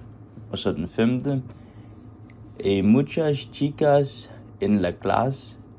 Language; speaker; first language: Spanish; non-native, learner; Danish